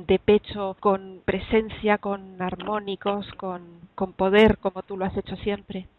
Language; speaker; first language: Spanish; native; Spanish